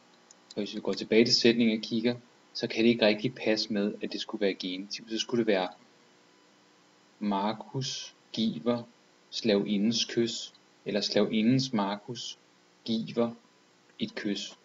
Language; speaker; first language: Danish; native; Danish